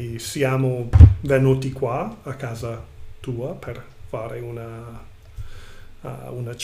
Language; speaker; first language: Italian; non-native, learner; English